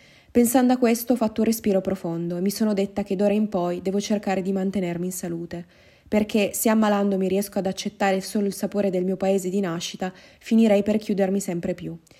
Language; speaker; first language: Italian; non-native, fluent; Japanese